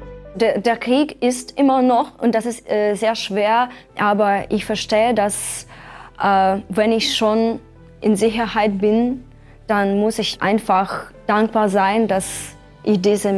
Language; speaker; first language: German; non-native, fluent; Ukrainian